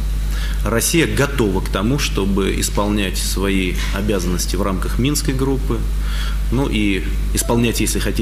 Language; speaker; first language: Russian; native; Russian